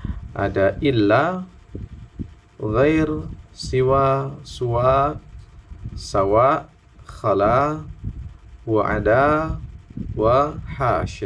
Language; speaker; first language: Arabic; non-native, fluent; Indonesian